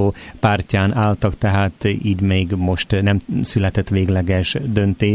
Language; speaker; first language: Hungarian; native; Hungarian